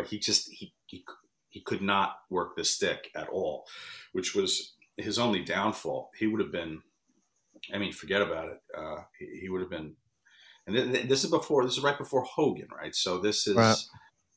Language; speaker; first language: English; native; English